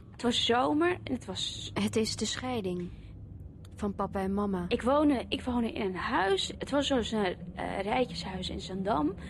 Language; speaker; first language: Dutch; early bilingual, other home language; Korean